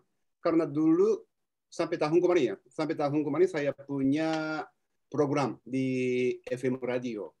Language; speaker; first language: Indonesian; non-native, fluent; Japanese